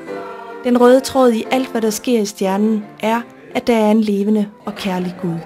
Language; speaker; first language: Danish; native; Danish